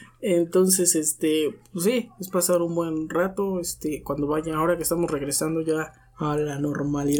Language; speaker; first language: Spanish; native; Spanish